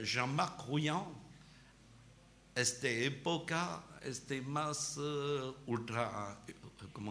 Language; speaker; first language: Spanish; non-native, learner; French